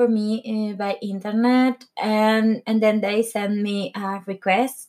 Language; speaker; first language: English; non-native, learner; Spanish